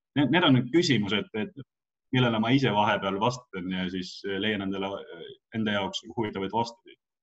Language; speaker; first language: Estonian; non-native, local second language; Russian